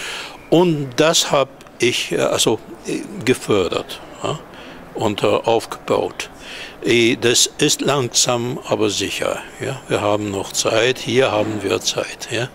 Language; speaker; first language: German; non-native, fluent; Hebrew